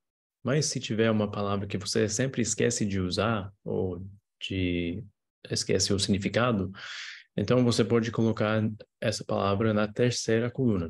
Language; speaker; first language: Portuguese; non-native, fluent; English